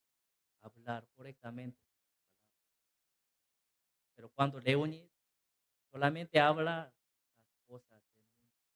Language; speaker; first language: Spanish; non-native, learner; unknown